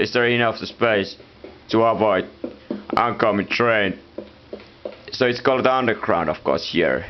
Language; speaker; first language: English; non-native, fluent; Italian